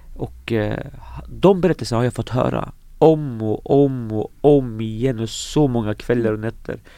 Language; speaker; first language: Swedish; early bilingual, other home language; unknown